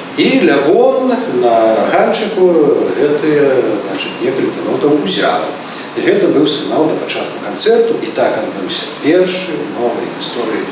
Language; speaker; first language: Belarusian; native; Belarusian